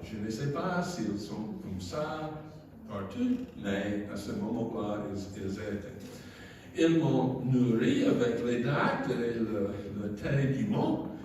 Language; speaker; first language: French; non-native, fluent; English